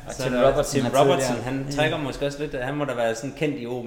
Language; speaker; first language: Danish; native; Danish